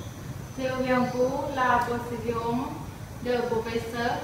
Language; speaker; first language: French; non-native, learner; Thai